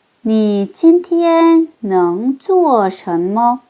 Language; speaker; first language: Chinese; non-native, fluent; Korean